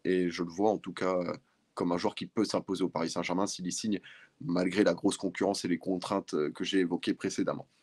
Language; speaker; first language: French; native; French